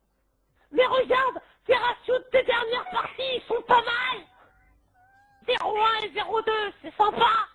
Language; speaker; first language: French; native; French